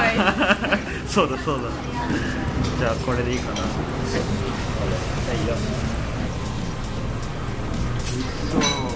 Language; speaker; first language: Japanese; native; Japanese